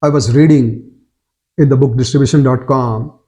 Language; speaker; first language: English; non-native, local second language; Kannada